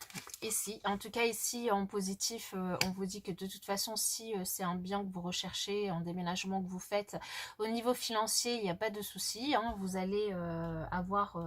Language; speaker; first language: French; native; French